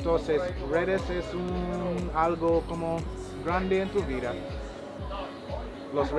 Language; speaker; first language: Spanish; non-native, learner; English